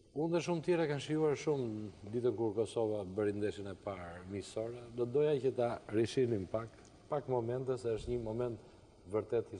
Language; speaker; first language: Albanian; native; Albanian